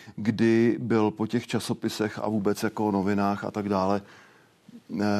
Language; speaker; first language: Czech; native; Czech